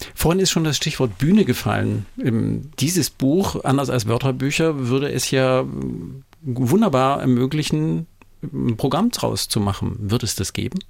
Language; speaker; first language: German; native; German